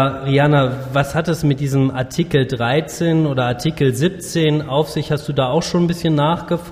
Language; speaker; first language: German; native; German